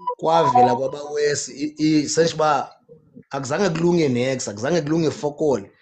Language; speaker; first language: Zulu; non-native, local second language; Xhosa